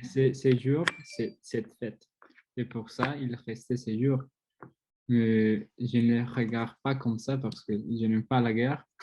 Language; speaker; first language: French; non-native, learner; Spanish